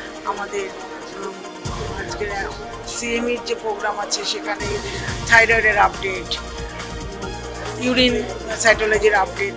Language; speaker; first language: Bangla; native; Bangla